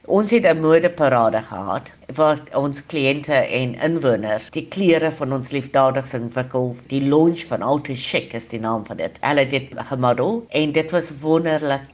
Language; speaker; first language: Afrikaans; non-native, local second language; English